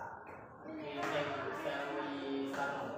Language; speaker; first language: English; non-native, learner; Indonesian